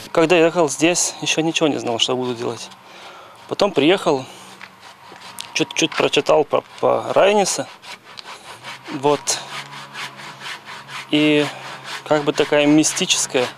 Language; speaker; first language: Russian; non-native, learner; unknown